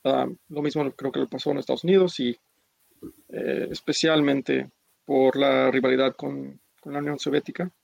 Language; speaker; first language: Spanish; early bilingual, heritage; English